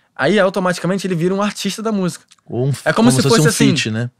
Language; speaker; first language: Portuguese; native; Portuguese